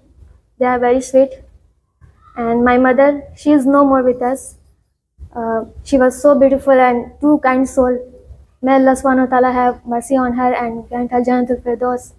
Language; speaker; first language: English; non-native, learner; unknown